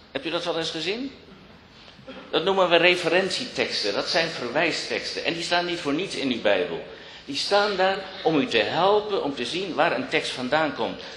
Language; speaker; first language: Dutch; native; Dutch